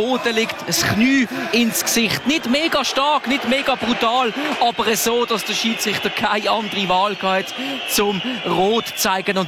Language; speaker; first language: German; native; German